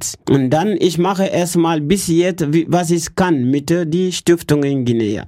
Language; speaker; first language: German; non-native, learner; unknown